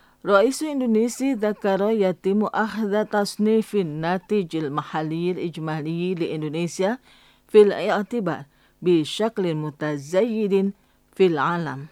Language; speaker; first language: Arabic; non-native, fluent; Indonesian